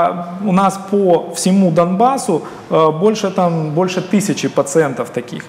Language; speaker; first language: Russian; native; Russian